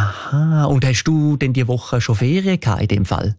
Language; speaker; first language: German; native; German